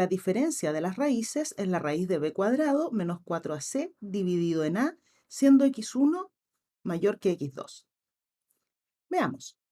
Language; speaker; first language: Spanish; native; Spanish